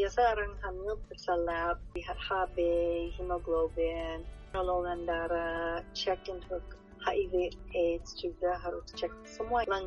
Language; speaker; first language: Indonesian; non-native, fluent; English